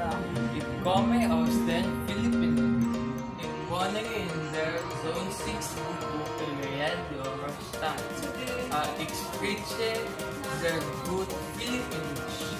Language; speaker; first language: German; non-native, learner; Filipino